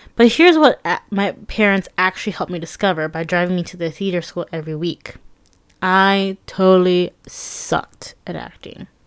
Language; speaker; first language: English; early bilingual, other home language; Persian